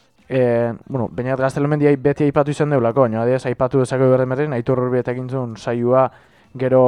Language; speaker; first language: Basque; native; Basque